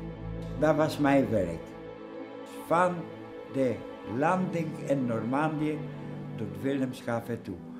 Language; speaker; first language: Dutch; non-native, fluent; Polish